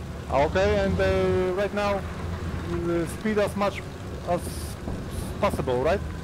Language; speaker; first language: English; non-native, learner; Polish